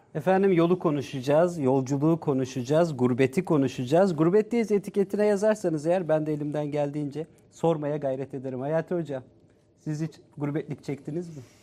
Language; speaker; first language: Turkish; native; Turkish